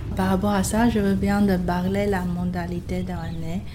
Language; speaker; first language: French; non-native, fluent; Chinese